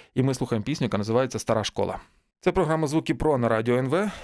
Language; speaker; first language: Ukrainian; native; Ukrainian